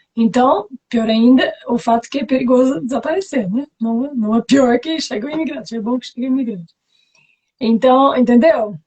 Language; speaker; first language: Portuguese; non-native, fluent; French